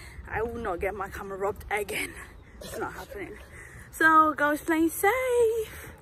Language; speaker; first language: English; early bilingual, other home language; Portuguese